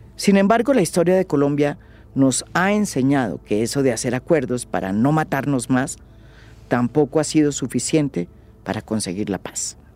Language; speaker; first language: Spanish; native; Spanish